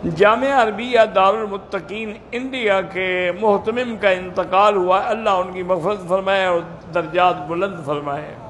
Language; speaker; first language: Urdu; early bilingual, heritage; Urdu